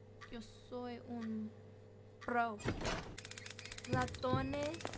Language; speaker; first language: Spanish; early bilingual, heritage; Spanish